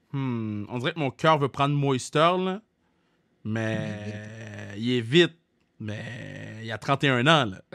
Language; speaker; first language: French; native; French